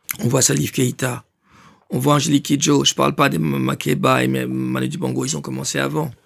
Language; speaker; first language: French; non-native, local second language; Lingala